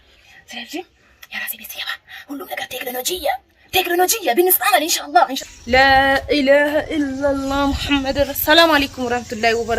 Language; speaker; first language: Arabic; non-native, learner; Amharic